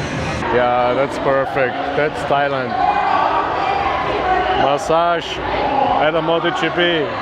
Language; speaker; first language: English; non-native, fluent; German